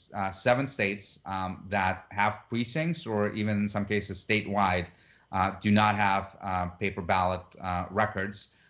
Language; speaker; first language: English; non-native, fluent; Russian